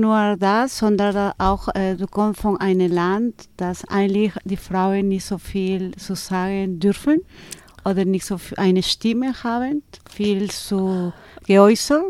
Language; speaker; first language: German; non-native, fluent; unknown